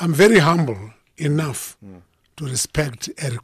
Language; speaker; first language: English; non-native, local second language; Shona